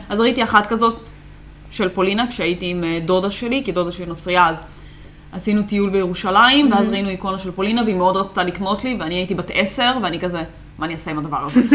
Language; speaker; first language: Hebrew; early bilingual, other home language; Russian